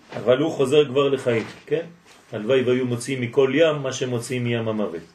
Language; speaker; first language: Hebrew; non-native, fluent; French